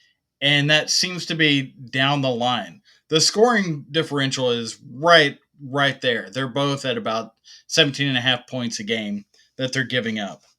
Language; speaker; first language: English; native; English